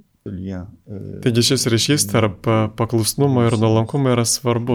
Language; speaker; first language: Lithuanian; native; Lithuanian